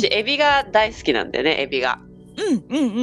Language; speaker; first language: Japanese; native; Japanese